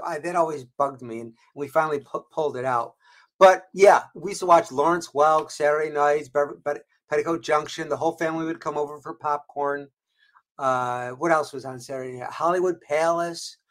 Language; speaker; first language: English; native; English